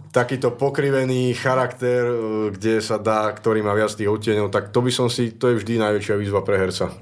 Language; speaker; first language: Slovak; native; Slovak